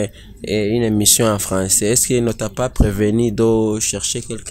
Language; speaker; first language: French; non-native, local second language; Rundi